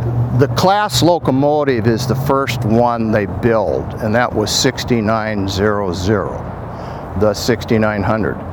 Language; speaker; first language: English; native; English